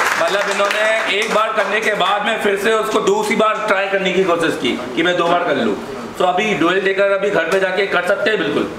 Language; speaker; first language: Hindi; native; Hindi